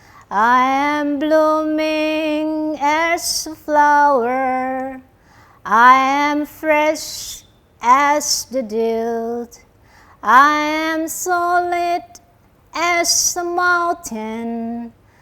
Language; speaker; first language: English; non-native, fluent; Thai